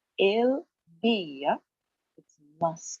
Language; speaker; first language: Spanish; non-native, fluent; English